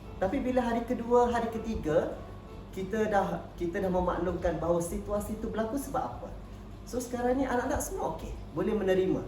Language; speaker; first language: Malay; native; Malay